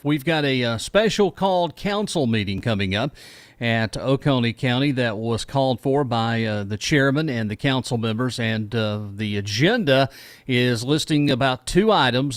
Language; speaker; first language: English; native; English